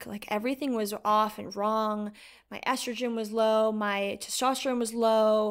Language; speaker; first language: English; native; English